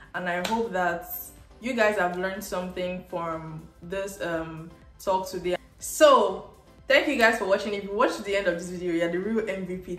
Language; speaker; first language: English; non-native, local second language; Yoruba